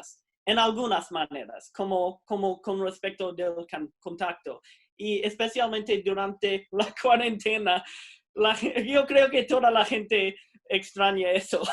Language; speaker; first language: Spanish; non-native, fluent; English